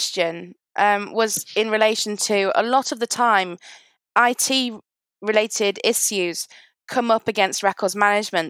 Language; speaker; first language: English; native; English